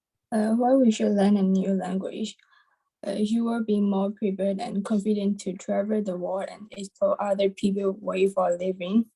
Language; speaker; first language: English; non-native, learner; Burmese